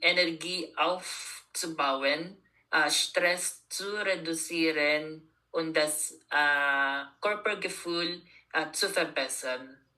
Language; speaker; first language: German; non-native, learner; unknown